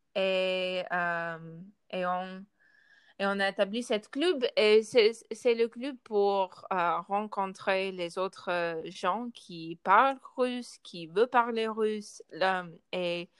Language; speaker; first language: French; non-native, learner; Russian